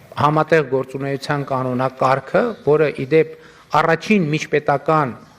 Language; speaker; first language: Armenian; native; Armenian